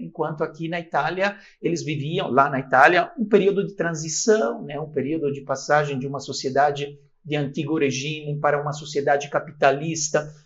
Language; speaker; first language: Portuguese; non-native, fluent; Italian